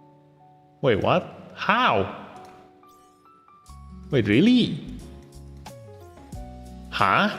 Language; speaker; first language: English; non-native, fluent; Indonesian